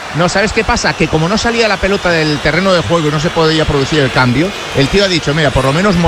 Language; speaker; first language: Spanish; native; Spanish